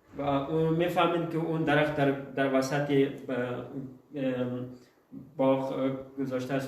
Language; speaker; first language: Persian; early bilingual, heritage; Persian